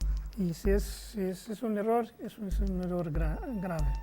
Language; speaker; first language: Spanish; non-native, fluent; English